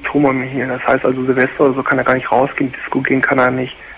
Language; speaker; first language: German; native; German